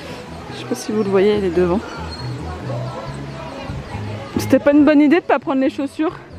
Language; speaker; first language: French; native; French